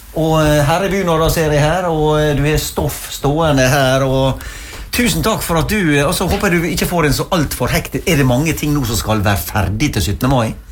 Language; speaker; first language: Norwegian; native; Norwegian